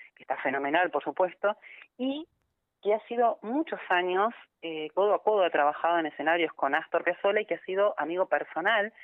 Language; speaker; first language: Spanish; native; Spanish